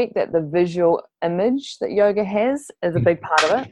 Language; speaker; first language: English; native; English